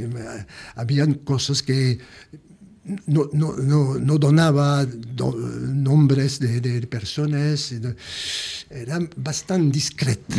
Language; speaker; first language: Catalan; early bilingual, heritage; Catalan